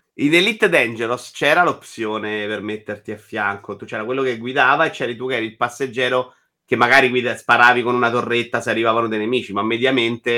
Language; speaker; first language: Italian; native; Italian